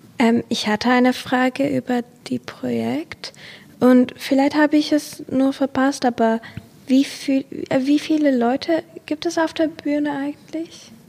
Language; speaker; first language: German; non-native, fluent; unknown